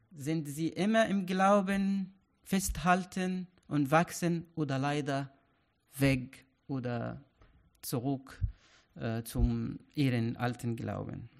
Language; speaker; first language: German; non-native, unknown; Arabic